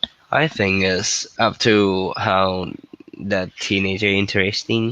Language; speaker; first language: English; non-native, learner; Thai